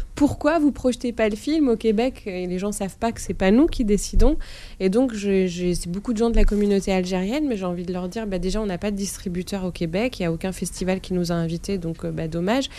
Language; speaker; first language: French; non-native, local second language; Arabic